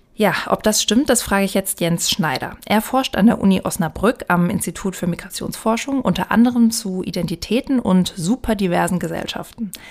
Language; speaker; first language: German; native; German